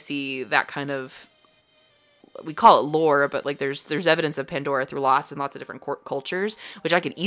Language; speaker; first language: English; native; English